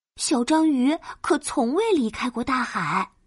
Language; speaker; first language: Chinese; native; Chinese